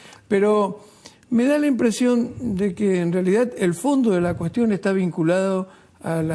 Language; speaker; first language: Spanish; native; Spanish